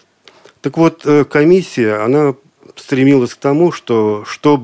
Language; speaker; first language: Russian; native; Russian